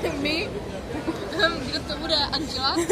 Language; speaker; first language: Czech; non-native, learner; Ukrainian